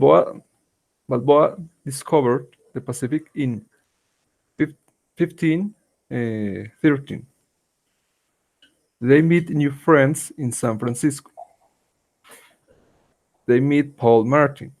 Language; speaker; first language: English; non-native, learner; Spanish